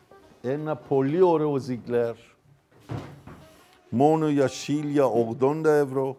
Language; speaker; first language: Greek; non-native, fluent; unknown